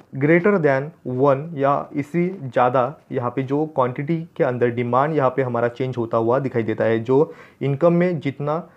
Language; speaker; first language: Hindi; non-native, local second language; Marathi